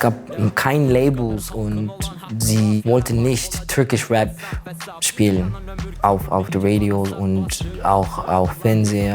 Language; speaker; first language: German; non-native, learner; Turkish